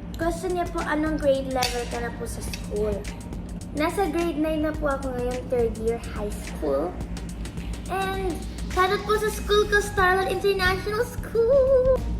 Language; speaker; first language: Filipino; non-native, local second language; Cebuano